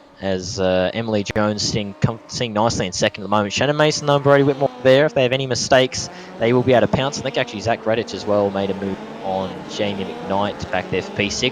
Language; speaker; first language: English; native; English